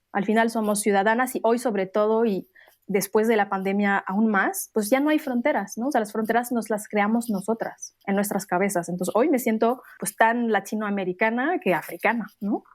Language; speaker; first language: Spanish; non-native, fluent; Arabic